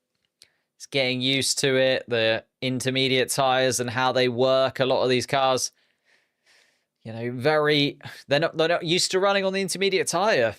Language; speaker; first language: English; native; English